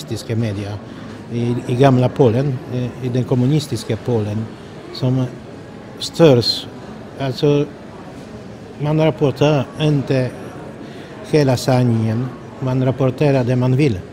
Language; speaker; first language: Swedish; non-native, fluent; Polish